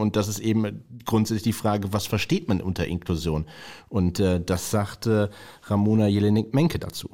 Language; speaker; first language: German; native; German